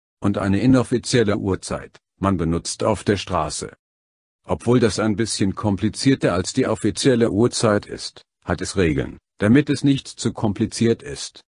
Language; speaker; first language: German; non-native, learner; Vietnamese